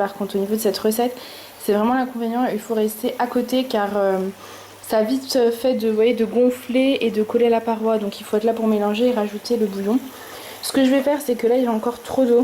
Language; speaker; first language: French; native; French